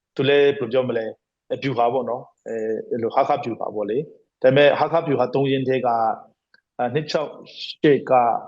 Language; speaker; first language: Burmese; non-native, local second language; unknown